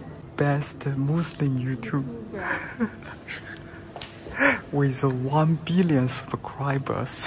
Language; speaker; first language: English; non-native, learner; Chinese